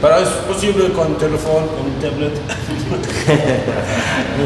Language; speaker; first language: Spanish; non-native, learner; German